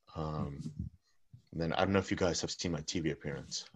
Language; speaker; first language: English; early bilingual, other home language; Russian